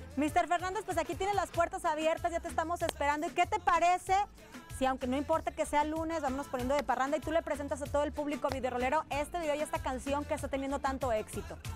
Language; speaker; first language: Spanish; native; Spanish